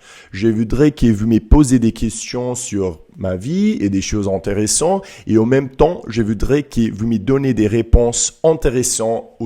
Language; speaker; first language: French; non-native, learner; Portuguese